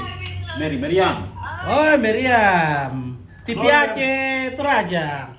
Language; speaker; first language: Italian; non-native, learner; Indonesian